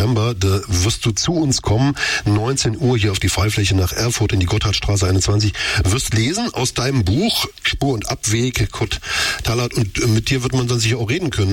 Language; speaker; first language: German; native; German